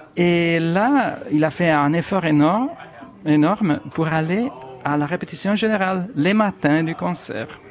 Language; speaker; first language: French; non-native, fluent; Italian